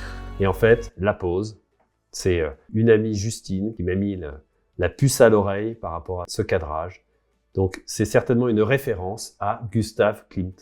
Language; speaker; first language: French; native; French